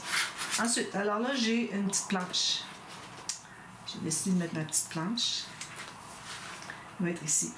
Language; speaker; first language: French; native; French